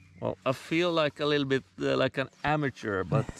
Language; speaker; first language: English; non-native, fluent; Norwegian